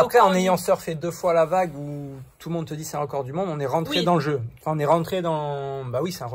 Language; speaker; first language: French; native; French